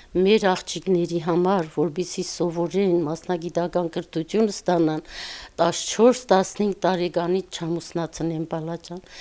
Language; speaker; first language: Armenian; non-native, local second language; Kurdish